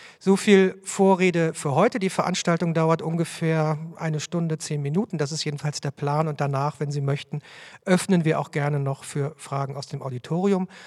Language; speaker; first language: German; native; German